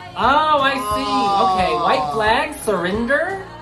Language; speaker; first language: English; native; English